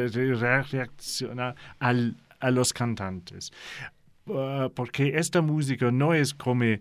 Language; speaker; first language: Spanish; non-native, learner; English